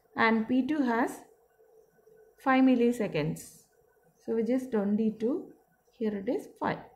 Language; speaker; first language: English; non-native, local second language; Malayalam